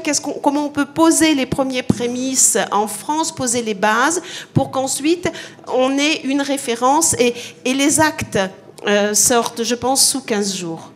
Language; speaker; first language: French; native; French